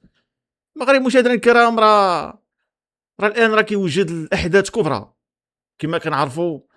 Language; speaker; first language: Arabic; native; Arabic